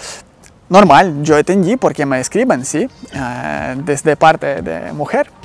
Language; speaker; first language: Spanish; non-native, learner; Ukrainian